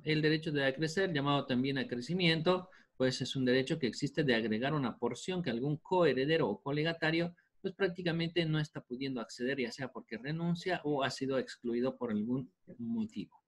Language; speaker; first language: Spanish; native; Spanish